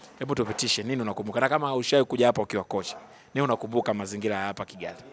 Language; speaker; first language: Swahili; native; Swahili